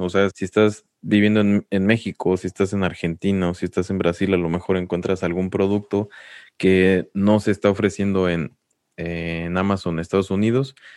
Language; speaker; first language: Spanish; native; Spanish